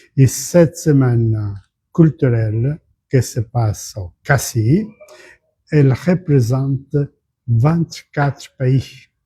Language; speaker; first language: French; non-native, fluent; Portuguese